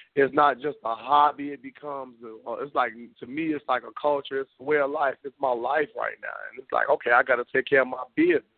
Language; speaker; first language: English; native; English